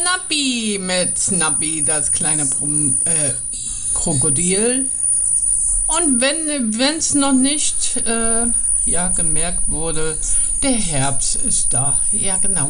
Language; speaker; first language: German; native; German